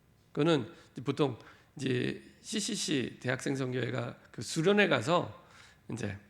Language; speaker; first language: Korean; native; Korean